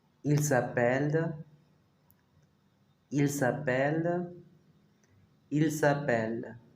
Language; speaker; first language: French; non-native, fluent; Spanish